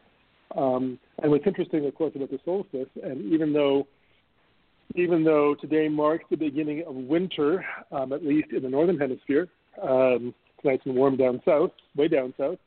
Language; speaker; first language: English; native; English